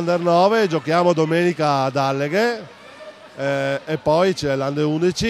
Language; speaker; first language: Italian; native; Italian